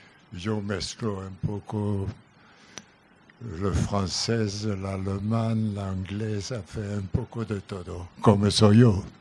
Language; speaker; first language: Spanish; non-native, learner; French